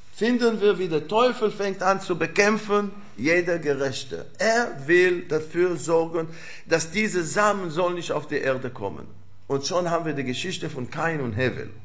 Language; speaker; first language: German; non-native, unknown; Hebrew